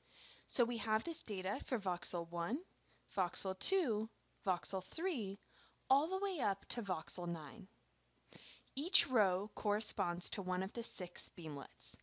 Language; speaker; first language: English; native; English